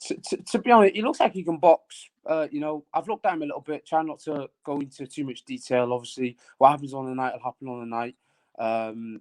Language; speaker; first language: English; native; English